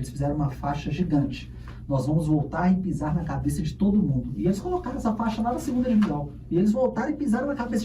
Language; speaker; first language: Portuguese; native; Portuguese